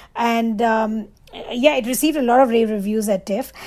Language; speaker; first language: English; non-native, local second language; Bangla